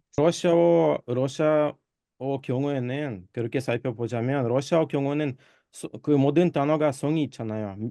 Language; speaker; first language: Korean; non-native, fluent; Russian